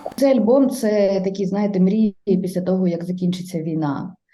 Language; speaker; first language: Ukrainian; non-native, local second language; Russian